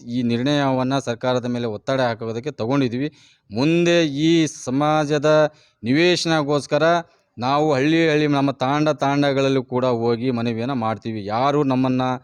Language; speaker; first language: Kannada; non-native, local second language; Lambadi